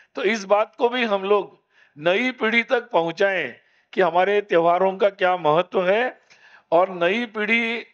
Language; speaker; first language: Hindi; non-native, local second language; Marathi